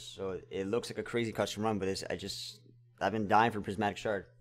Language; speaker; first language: English; native; English